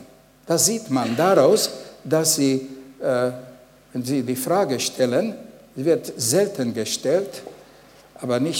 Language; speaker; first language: German; non-native, fluent; Hungarian